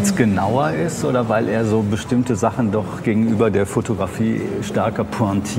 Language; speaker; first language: German; native; German